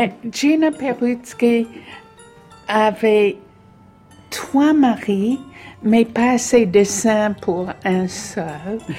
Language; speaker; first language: French; non-native, fluent; English